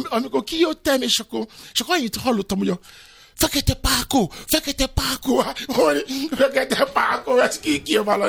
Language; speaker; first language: Hungarian; non-native, fluent; Yoruba